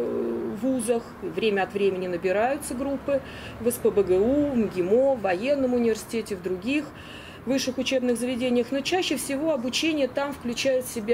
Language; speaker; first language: Russian; native; Russian